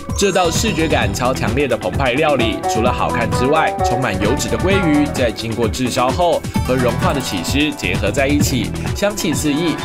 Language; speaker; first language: Chinese; native; Chinese